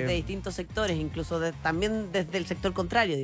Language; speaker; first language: Spanish; native; Spanish